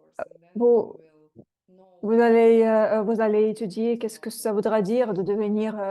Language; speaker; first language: French; non-native, fluent; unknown